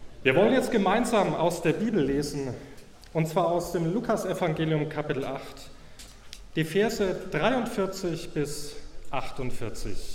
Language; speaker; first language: German; native; German